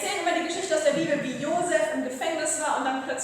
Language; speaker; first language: German; native; German